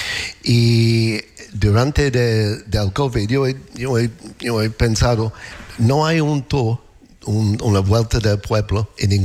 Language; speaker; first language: Spanish; non-native, learner; English